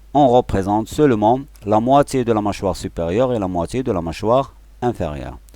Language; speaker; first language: French; non-native, local second language; Arabic